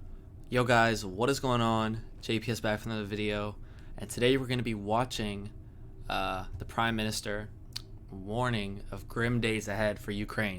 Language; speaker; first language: English; native; English